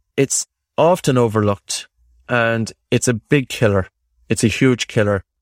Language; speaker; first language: English; native; English